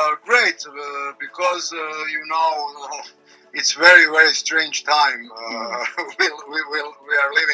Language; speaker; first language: English; non-native, learner; Croatian